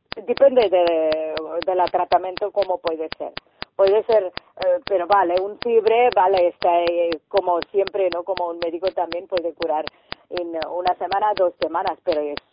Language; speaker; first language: Spanish; non-native, learner; Tamil